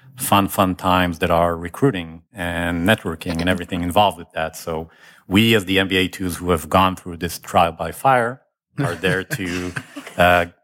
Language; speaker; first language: English; non-native, fluent; Hebrew